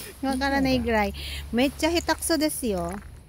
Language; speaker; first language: Japanese; non-native, fluent; Filipino